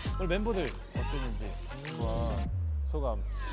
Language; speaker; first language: Korean; native; Korean